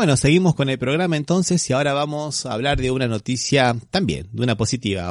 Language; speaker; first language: Spanish; native; Spanish